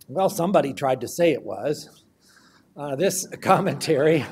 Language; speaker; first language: English; native; English